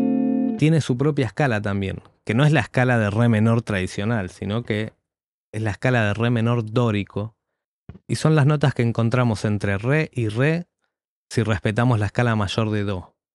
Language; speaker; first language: Spanish; native; Spanish